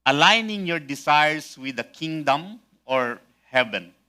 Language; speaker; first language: English; non-native, local second language; Filipino